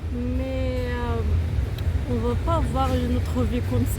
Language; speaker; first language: French; non-native, fluent; Arabic